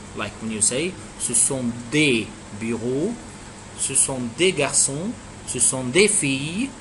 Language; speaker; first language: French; non-native, fluent; Arabic